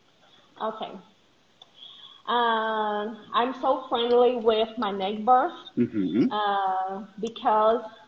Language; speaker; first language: English; non-native, learner; Portuguese